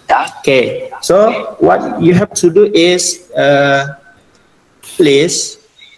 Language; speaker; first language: English; non-native, fluent; Indonesian